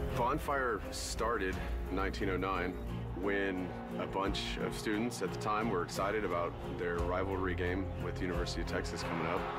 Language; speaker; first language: English; native; English